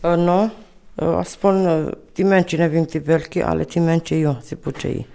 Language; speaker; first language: Czech; early bilingual, heritage; Czech